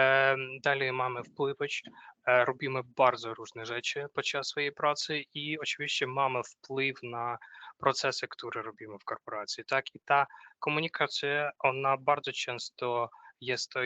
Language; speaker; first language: Polish; non-native, fluent; Ukrainian